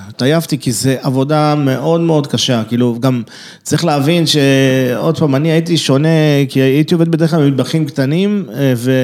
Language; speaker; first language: Hebrew; early bilingual, other home language; French